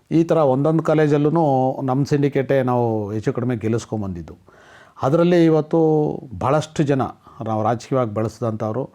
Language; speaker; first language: Kannada; non-native, local second language; Telugu